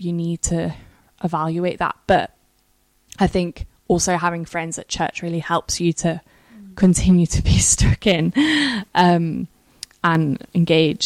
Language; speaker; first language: English; native; English